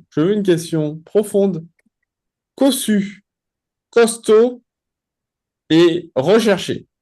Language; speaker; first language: French; native; French